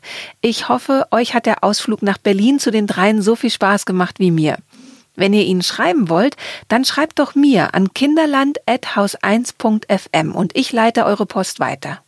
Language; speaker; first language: German; native; German